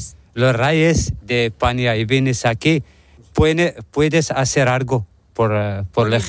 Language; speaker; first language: Spanish; non-native, learner; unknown